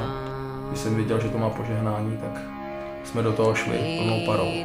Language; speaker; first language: Czech; native; Czech